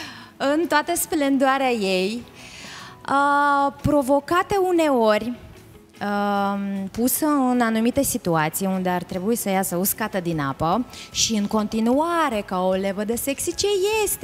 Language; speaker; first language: Romanian; native; Romanian